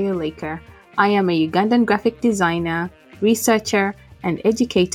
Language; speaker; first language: English; non-native, local second language; Luo (Kenya and Tanzania)